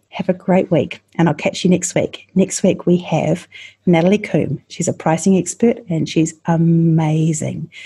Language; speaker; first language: English; native; English